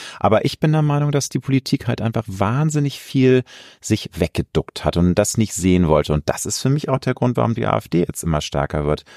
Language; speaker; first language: German; native; German